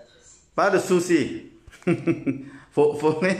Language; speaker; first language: French; non-native, learner; Thai